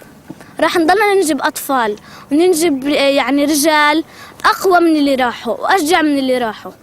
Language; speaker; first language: Arabic; native; Arabic